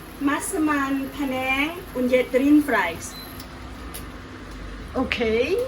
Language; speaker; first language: German; non-native, learner; Thai